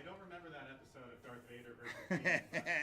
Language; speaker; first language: English; native; English